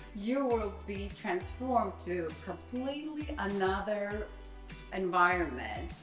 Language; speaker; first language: English; non-native, fluent; Latvian